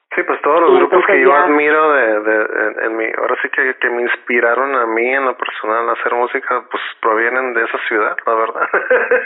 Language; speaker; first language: Spanish; native; Spanish